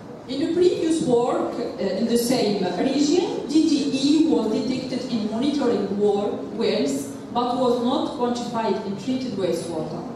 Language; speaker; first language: English; non-native, local second language; Arabic